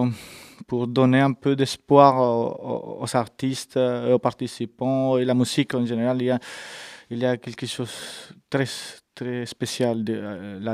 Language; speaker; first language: French; non-native, fluent; Spanish